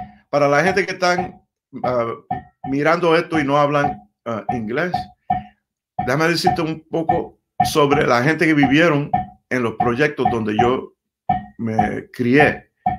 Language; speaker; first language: Spanish; early bilingual, heritage; Spanish